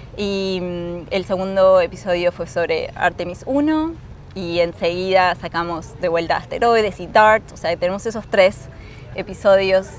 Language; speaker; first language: Spanish; native; Spanish